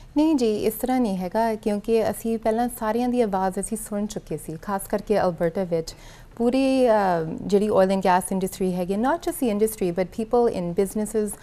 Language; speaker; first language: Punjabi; early bilingual, heritage; Punjabi